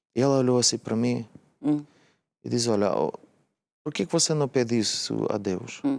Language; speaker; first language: Portuguese; non-native, fluent; Russian